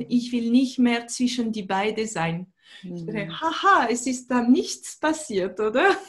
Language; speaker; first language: German; non-native, fluent; French